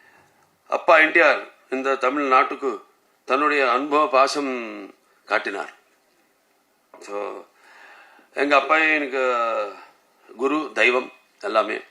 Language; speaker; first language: Tamil; non-native, learner; Telugu